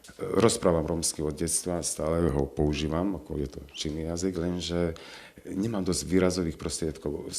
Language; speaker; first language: Slovak; non-native, local second language; Romany